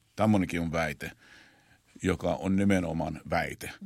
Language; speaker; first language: Finnish; non-native, fluent; Arabic